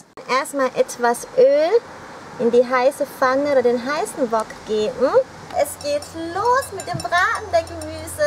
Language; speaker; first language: German; early bilingual, other home language; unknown